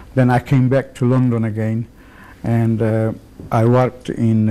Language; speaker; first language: English; native; English